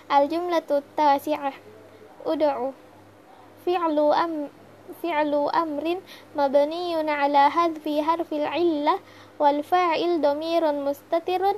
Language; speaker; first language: Arabic; non-native, learner; Indonesian